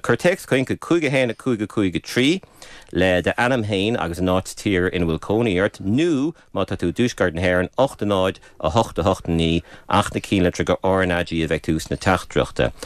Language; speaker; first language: Irish; native; Irish